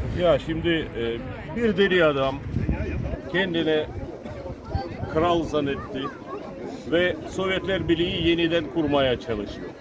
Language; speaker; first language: Turkish; non-native, fluent; Ukrainian